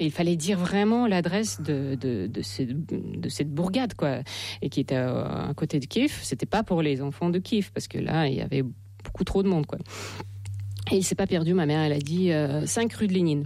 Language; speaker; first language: French; non-native, fluent; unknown